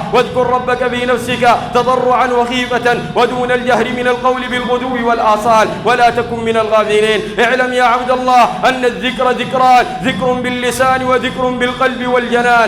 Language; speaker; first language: Arabic; native; Arabic